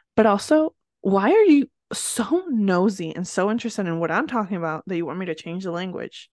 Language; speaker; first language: English; early bilingual, other home language; Spanish